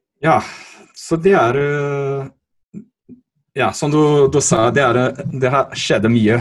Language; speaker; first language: Norwegian; non-native, fluent; Portuguese